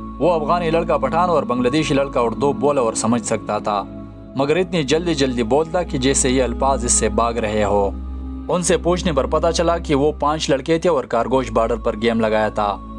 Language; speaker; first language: Urdu; non-native, local second language; Pashto